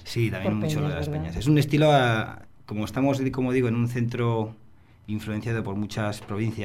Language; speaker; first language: Spanish; native; Spanish